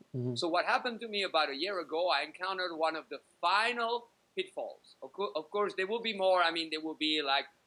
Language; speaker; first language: English; native; English